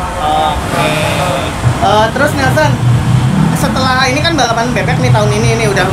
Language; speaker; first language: Indonesian; native; Indonesian